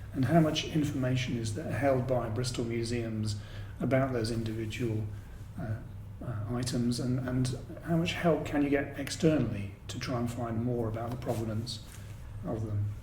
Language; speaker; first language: English; native; English